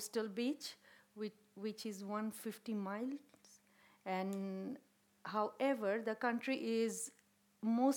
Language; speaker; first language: English; non-native, local second language; Bangla